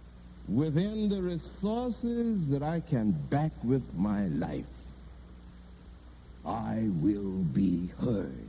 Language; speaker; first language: English; native; English